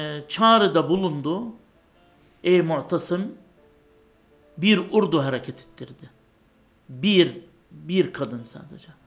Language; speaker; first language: Turkish; non-native, fluent; Arabic